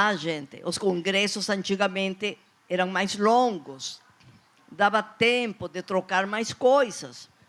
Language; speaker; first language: Portuguese; non-native, fluent; Spanish